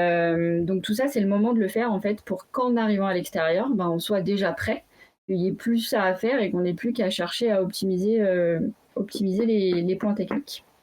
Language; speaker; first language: French; native; French